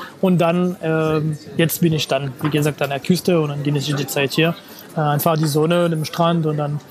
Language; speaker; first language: German; non-native, fluent; French